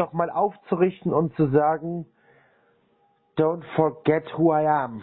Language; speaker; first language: German; native; German